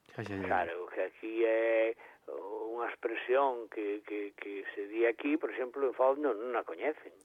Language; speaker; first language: Galician; native; Galician